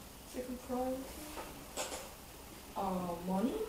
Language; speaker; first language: English; non-native, learner; Korean